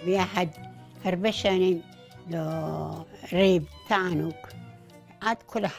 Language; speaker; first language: Hebrew; non-native, fluent; Arabic